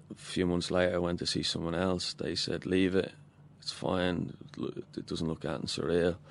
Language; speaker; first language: English; native; English